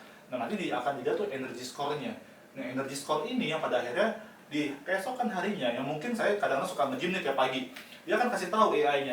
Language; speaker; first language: Indonesian; native; Indonesian